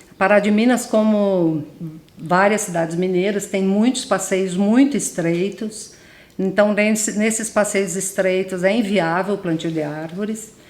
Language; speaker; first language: Portuguese; native; Portuguese